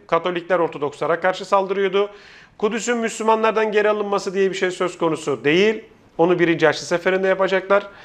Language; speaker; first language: Turkish; native; Turkish